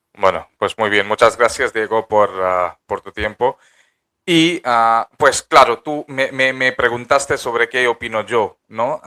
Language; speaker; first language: Spanish; non-native, fluent; Hindi